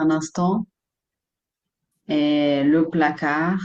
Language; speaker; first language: French; non-native, fluent; Portuguese